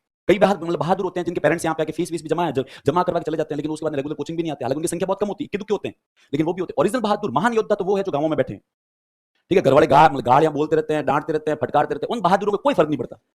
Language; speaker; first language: Hindi; native; Hindi